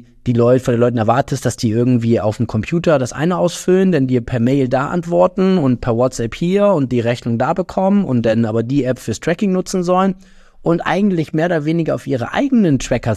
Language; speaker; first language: German; native; German